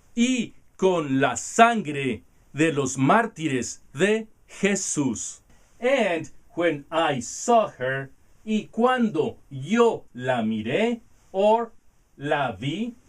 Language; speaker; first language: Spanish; non-native, learner; English